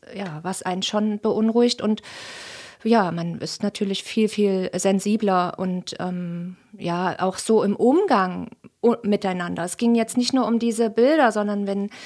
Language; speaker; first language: German; native; German